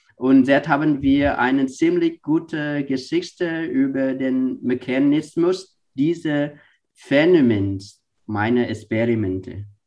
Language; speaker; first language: German; non-native, learner; Vietnamese